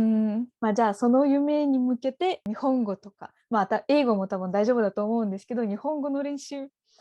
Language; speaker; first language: Japanese; non-native, fluent; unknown